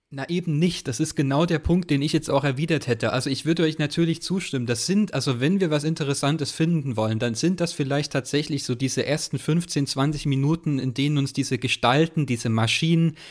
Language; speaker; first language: German; native; German